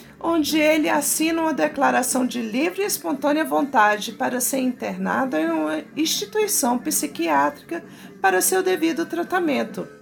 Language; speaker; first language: Portuguese; native; Portuguese